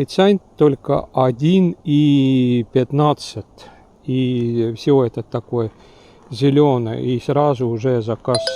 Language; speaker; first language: Russian; non-native, local second language; Estonian